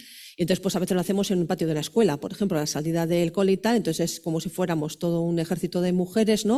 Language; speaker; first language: Spanish; native; Spanish